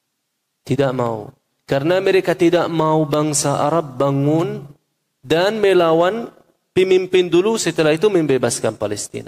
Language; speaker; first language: Indonesian; non-native, fluent; Arabic